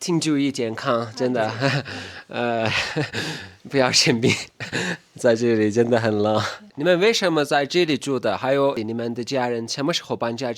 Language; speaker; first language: Chinese; non-native, learner; Turkish